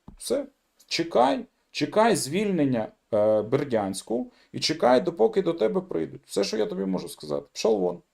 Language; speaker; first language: Ukrainian; non-native, local second language; Russian